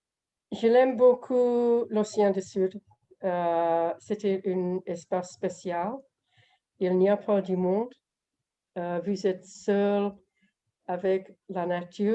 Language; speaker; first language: French; non-native, learner; English